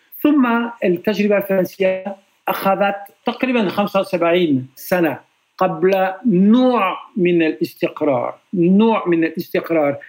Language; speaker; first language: Arabic; non-native, fluent; French